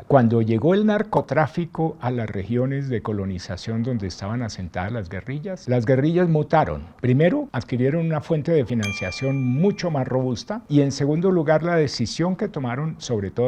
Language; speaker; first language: Spanish; native; Spanish